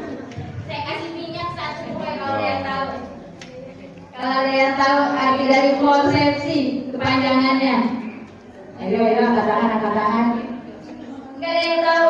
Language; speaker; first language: Indonesian; native; Indonesian